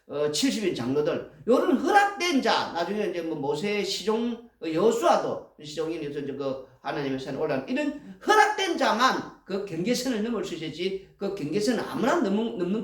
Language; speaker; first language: Korean; native; Korean